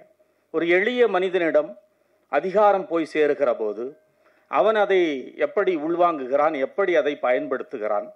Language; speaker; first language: Tamil; native; Tamil